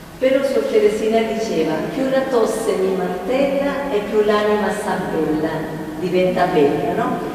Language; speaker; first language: Italian; non-native, fluent; Spanish